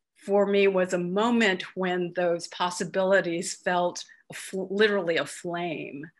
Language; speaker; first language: English; native; English